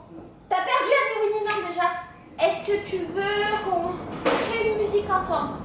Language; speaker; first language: French; native; French